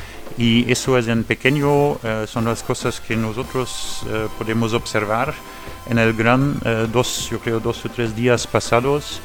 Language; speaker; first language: Spanish; non-native, learner; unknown